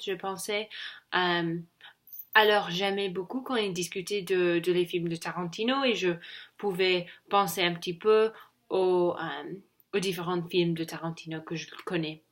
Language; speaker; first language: French; non-native, learner; English